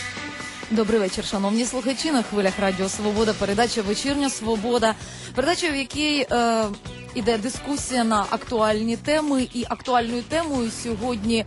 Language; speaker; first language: Ukrainian; native; Ukrainian